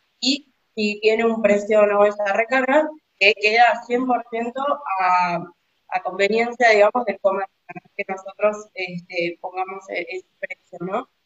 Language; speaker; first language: Spanish; native; Spanish